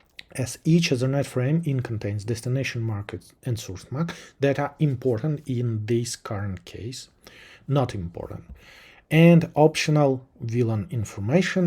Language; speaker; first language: English; non-native, fluent; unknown